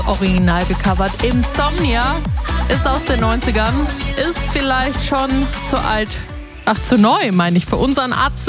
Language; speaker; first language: German; native; German